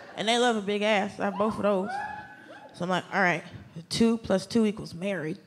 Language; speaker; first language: English; native; English